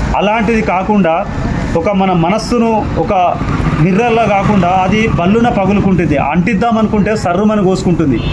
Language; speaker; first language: Telugu; native; Telugu